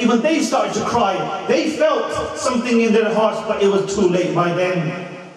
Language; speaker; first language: English; native; English